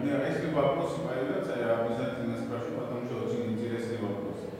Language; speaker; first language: Russian; non-native, learner; Bulgarian